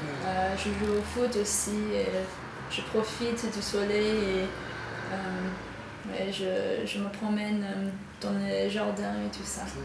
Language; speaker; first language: French; non-native, fluent; English